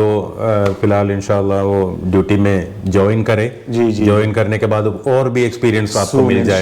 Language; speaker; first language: Hindi; non-native, local second language; Malayalam